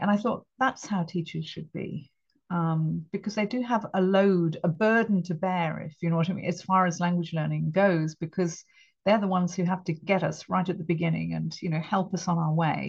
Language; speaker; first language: English; native; English